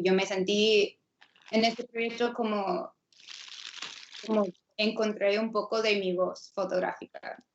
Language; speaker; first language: Spanish; non-native, fluent; English